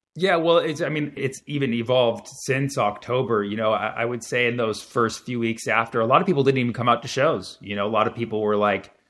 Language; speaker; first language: English; early bilingual, other home language; Arabic